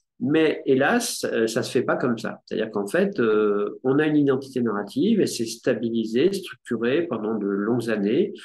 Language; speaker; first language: French; native; French